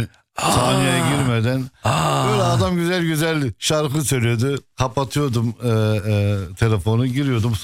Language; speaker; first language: Turkish; early bilingual, heritage; Turkish